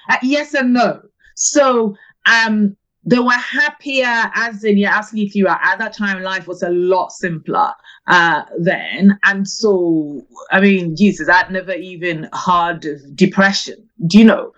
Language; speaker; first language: English; non-native, local second language; Akan